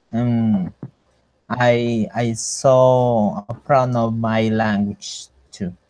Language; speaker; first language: English; non-native, learner; Spanish